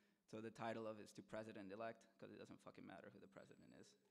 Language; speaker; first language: English; early bilingual, other home language; Spanish